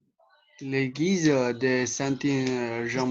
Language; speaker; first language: French; non-native, learner; Albanian